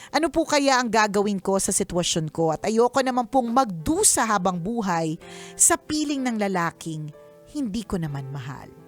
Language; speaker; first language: Filipino; native; Filipino